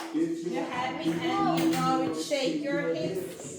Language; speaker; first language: English; non-native, fluent; Ukrainian